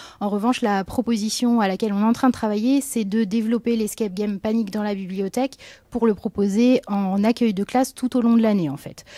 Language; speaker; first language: French; native; French